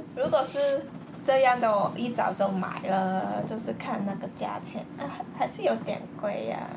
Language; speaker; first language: Chinese; non-native, fluent; Cantonese